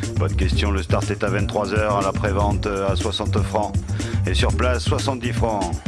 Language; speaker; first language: French; native; French